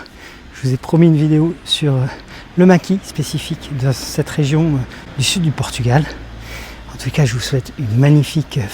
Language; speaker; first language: French; native; French